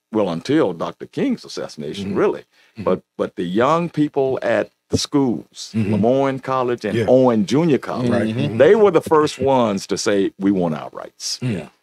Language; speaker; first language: English; native; English